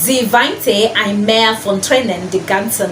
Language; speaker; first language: German; non-native, fluent; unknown